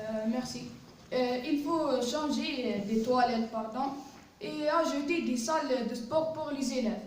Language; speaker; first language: French; non-native, learner; Arabic